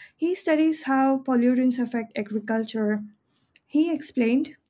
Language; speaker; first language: English; non-native, local second language; Hindi